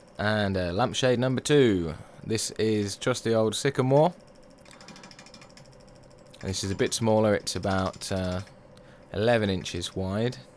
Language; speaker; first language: English; native; English